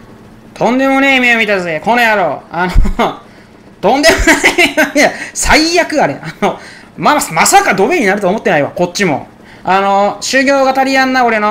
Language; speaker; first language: Japanese; native; Japanese